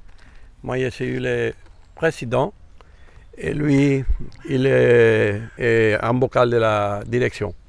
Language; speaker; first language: French; non-native, fluent; Spanish